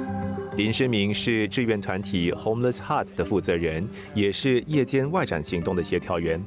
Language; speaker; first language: Chinese; native; Chinese